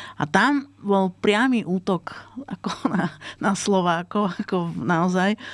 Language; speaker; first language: Slovak; native; Slovak